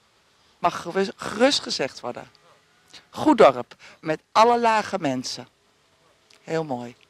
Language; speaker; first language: Dutch; native; Dutch